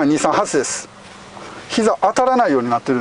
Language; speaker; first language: Japanese; native; Japanese